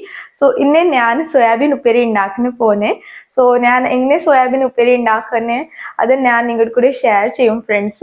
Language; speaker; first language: Malayalam; non-native, fluent; Hindi